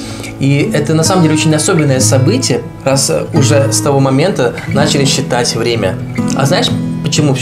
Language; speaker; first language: Russian; native; Russian